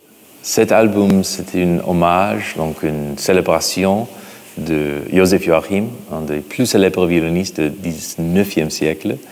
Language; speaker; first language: French; non-native, fluent; English